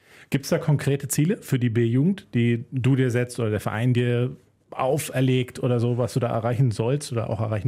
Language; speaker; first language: German; native; German